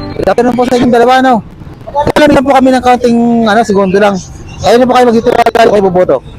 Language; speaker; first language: Filipino; native; Filipino